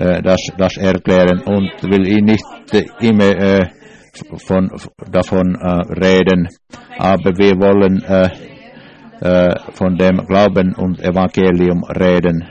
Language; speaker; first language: German; non-native, learner; English